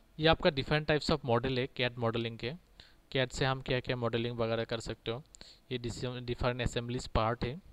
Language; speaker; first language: Hindi; native; Hindi